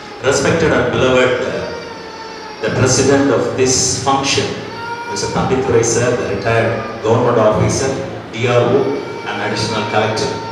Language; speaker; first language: English; non-native, local second language; Tamil